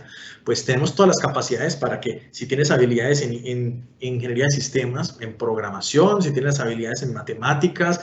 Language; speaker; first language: Spanish; native; Spanish